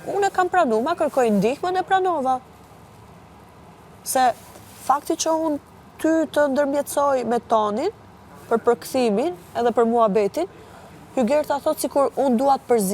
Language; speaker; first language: Albanian; native; Albanian